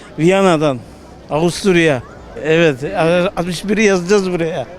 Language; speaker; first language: Turkish; early bilingual, heritage; Turkish